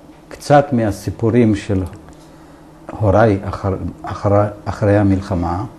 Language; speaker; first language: Hebrew; early bilingual, other home language; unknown